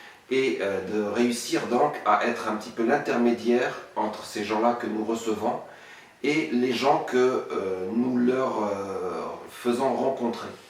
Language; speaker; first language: French; non-native, local second language; Arabic